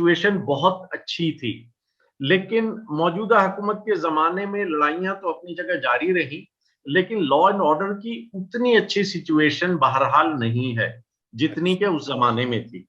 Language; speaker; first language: Urdu; native; Urdu